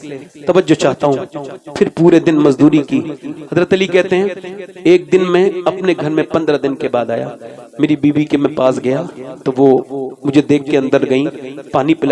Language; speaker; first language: Urdu; native; Urdu